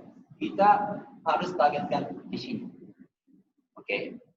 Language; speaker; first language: Indonesian; non-native, fluent; Japanese